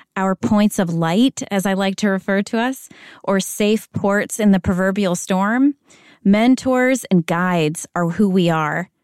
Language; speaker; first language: English; native; English